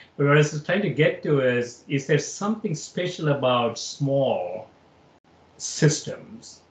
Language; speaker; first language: English; non-native, local second language; Malayalam